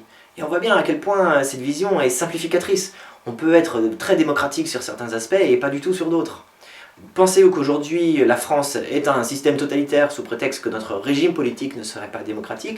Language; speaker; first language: French; native; French